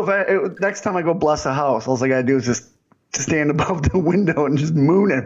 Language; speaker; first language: English; native; English